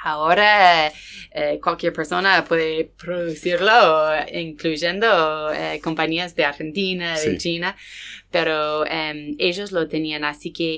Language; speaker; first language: Spanish; non-native, fluent; English